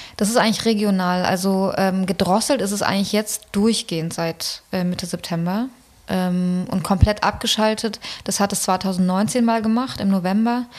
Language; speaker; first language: German; early bilingual, other home language; Persian